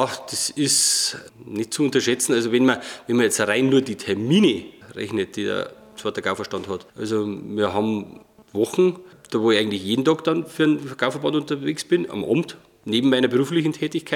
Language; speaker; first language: German; native; German